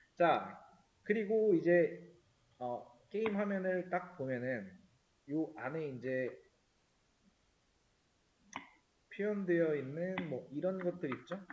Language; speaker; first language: Korean; native; Korean